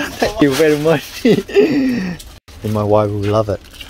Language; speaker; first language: English; non-native, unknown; Vietnamese